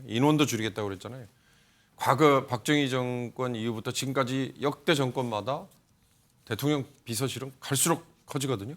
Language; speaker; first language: Korean; native; Korean